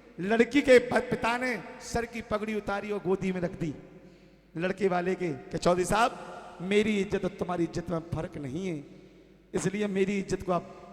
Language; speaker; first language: Hindi; native; Hindi